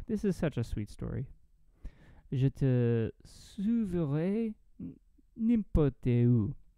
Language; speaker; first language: French; non-native, learner; English